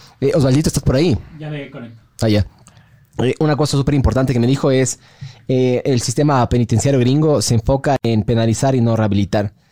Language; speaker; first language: Spanish; native; Spanish